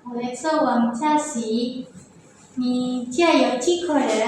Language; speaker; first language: Chinese; non-native, learner; Indonesian